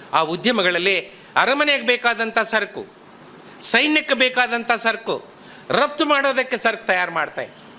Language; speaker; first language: Kannada; non-native, local second language; Telugu